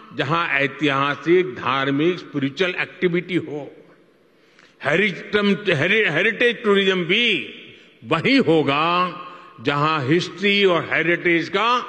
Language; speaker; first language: Hindi; non-native, local second language; Gujarati